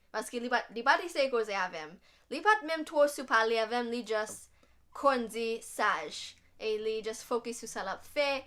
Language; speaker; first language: Haitian Creole; non-native, fluent; English